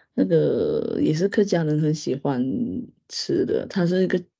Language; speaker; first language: Chinese; non-native, local second language; Hakka Chinese